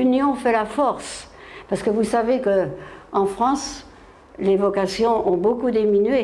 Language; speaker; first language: French; native; French